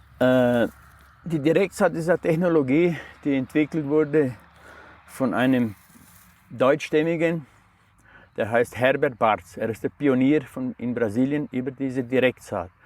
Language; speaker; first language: German; early bilingual, heritage; German